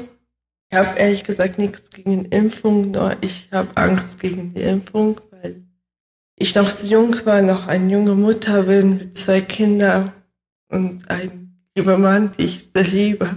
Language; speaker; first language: German; early bilingual, other home language; Russian